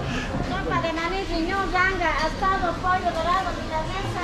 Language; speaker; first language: Spanish; native; Spanish